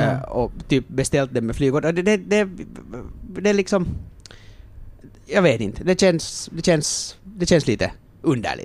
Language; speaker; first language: Swedish; native; Swedish